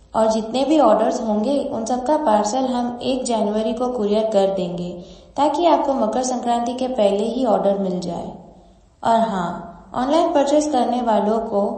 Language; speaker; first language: Hindi; non-native, local second language; Gujarati